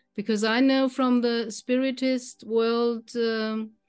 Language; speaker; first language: English; non-native, fluent; German